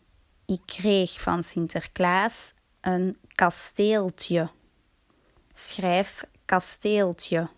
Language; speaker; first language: Dutch; native; Dutch